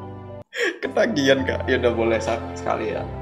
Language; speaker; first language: Indonesian; native; Indonesian